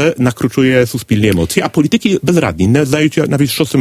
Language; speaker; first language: Polish; non-native, learner; Ukrainian